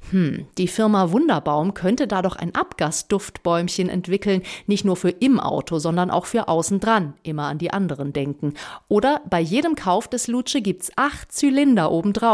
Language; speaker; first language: German; native; German